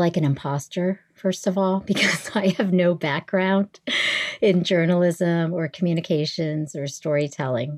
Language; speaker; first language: English; early bilingual, other home language; Vietnamese